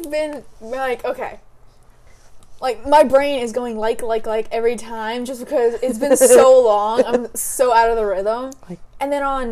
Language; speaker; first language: English; native; English